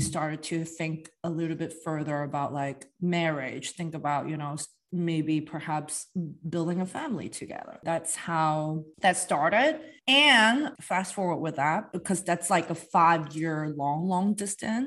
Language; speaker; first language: English; non-native, local second language; Cantonese